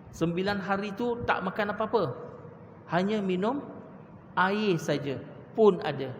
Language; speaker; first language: Malay; non-native, local second language; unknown